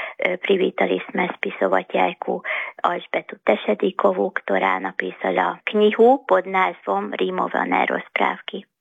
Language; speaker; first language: Slovak; early bilingual, heritage; Slovak